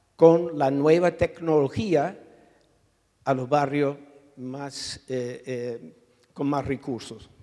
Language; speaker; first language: Spanish; non-native, fluent; English